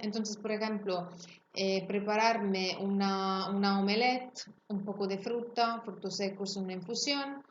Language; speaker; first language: Spanish; non-native, fluent; Italian